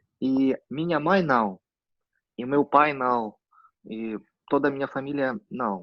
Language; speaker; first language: Portuguese; non-native, fluent; Russian